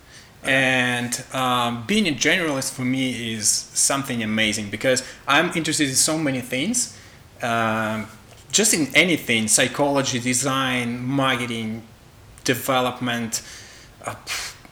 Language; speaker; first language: English; non-native, fluent; Russian